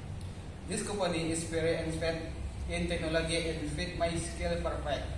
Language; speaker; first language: English; non-native, learner; Indonesian